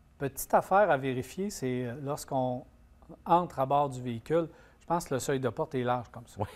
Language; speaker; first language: French; native; French